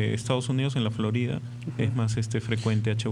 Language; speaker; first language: Spanish; native; Spanish